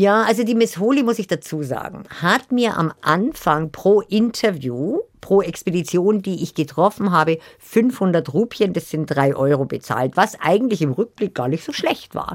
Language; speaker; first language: German; native; German